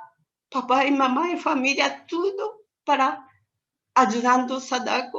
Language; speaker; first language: Portuguese; non-native, learner; Japanese